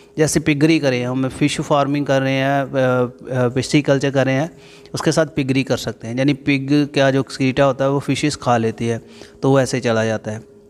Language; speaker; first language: Hindi; non-native, local second language; Punjabi